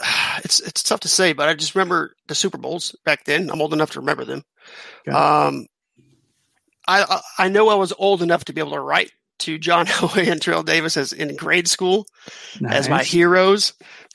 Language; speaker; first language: English; native; English